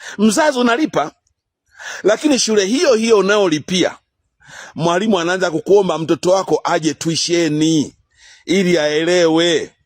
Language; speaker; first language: Swahili; native; Swahili